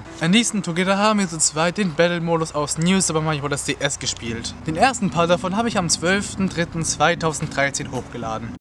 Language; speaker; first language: German; native; German